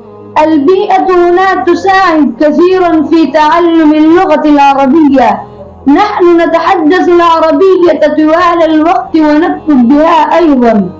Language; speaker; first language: Arabic; non-native, learner; Urdu